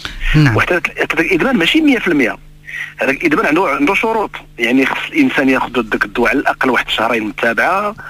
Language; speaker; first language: Arabic; native; Arabic